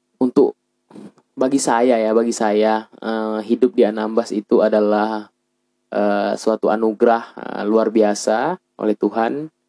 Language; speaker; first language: Indonesian; native; Indonesian